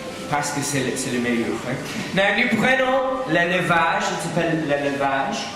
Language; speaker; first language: French; non-native, learner; English